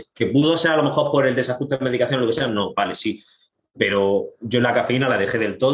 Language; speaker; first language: Spanish; native; Spanish